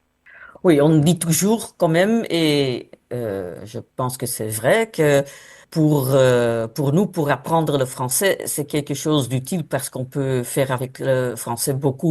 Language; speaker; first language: French; non-native, local second language; Dutch